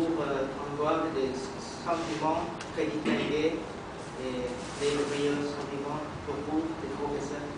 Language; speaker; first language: French; non-native, learner; Vietnamese